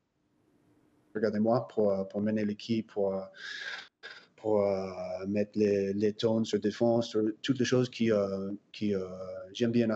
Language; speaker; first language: French; non-native, fluent; English